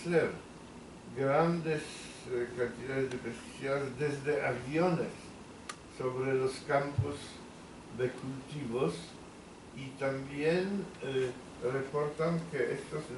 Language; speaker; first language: Spanish; non-native, fluent; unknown